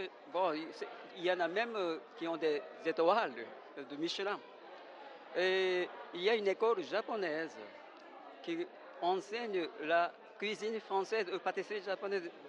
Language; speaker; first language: French; non-native, fluent; Japanese